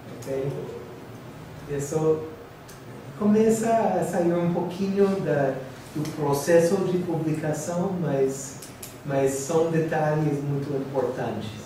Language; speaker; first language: Portuguese; non-native, fluent; English